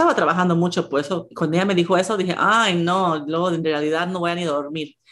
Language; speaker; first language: Spanish; early bilingual, heritage; Spanish